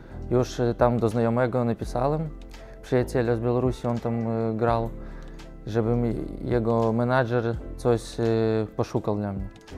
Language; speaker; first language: Polish; non-native, learner; Russian